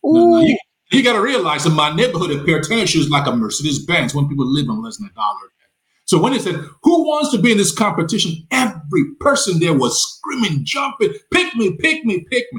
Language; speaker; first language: English; non-native, local second language; Yoruba